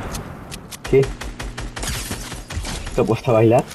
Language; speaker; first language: Spanish; native; Spanish